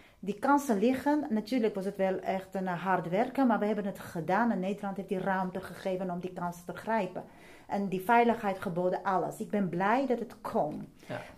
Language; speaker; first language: Dutch; non-native, fluent; Armenian